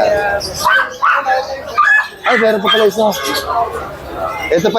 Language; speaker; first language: Filipino; native; Filipino